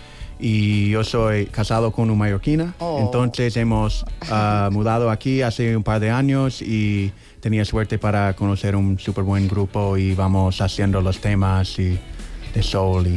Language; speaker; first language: Spanish; non-native, learner; English